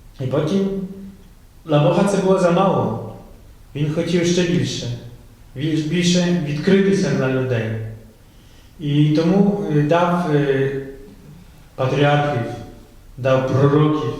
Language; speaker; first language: Ukrainian; non-native, fluent; Polish